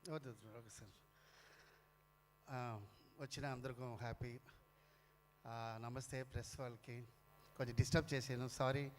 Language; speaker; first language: Telugu; non-native, learner; Tamil